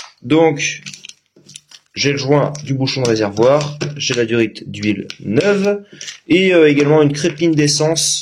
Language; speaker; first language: French; native; French